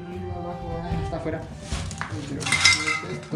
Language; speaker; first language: Spanish; non-native, fluent; French